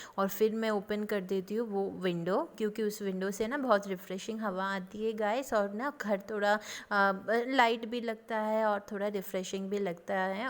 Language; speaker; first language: Hindi; non-native, local second language; Bangla